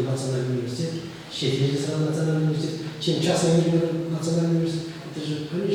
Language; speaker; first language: Russian; non-native, local second language; Kazakh